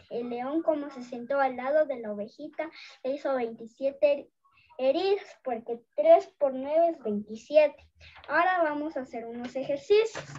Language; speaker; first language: Spanish; native; Spanish